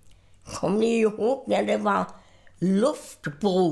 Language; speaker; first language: Swedish; non-native, fluent; German